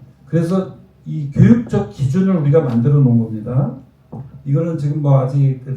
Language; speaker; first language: Korean; native; Korean